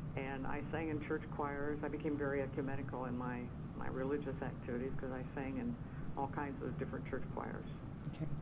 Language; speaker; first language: English; native; English